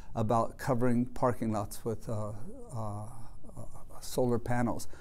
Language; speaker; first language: English; native; English